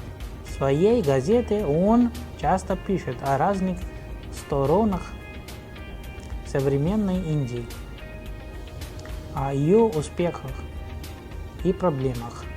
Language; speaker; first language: Russian; non-native, fluent; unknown